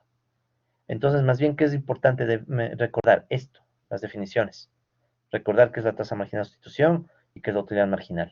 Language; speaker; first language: Spanish; native; Spanish